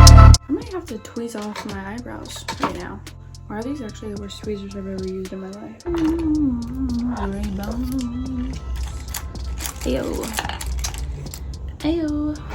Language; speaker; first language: English; native; English